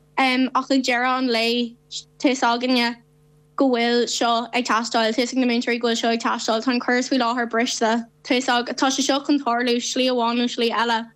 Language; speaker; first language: Irish; non-native, local second language; English